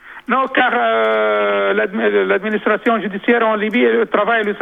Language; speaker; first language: French; non-native, local second language; Arabic